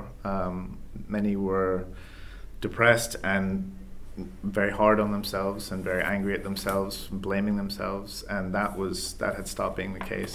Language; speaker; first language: English; native; English